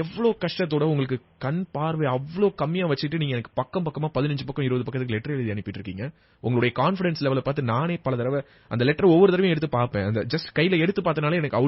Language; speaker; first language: Tamil; native; Tamil